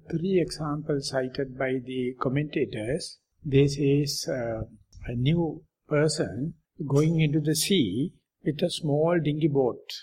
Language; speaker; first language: English; non-native, local second language; Sinhala